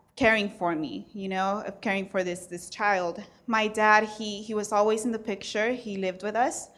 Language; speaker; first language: English; early bilingual, other home language; Spanish